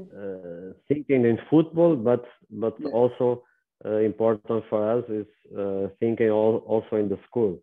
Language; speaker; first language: English; non-native, learner; Portuguese